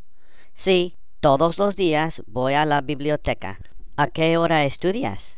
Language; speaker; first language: Spanish; non-native, learner; English